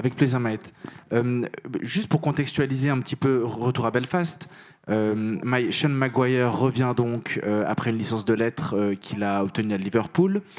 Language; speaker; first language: French; native; French